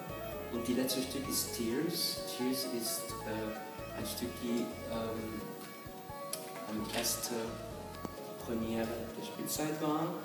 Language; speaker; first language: German; non-native, fluent; French